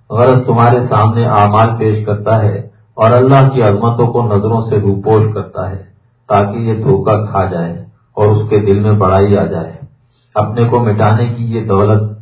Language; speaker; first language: Urdu; native; Urdu